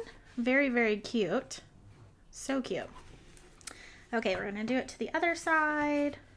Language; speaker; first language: English; native; English